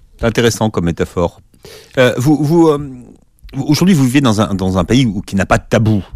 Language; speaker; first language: French; native; French